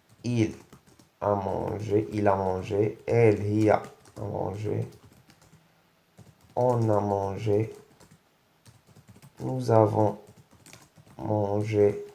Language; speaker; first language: French; non-native, local second language; Arabic